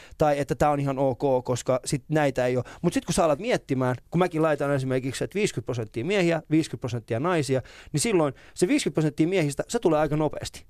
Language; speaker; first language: Finnish; early bilingual, other home language; Persian